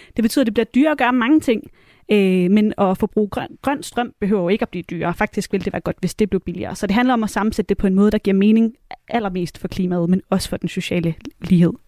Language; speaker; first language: Danish; native; Danish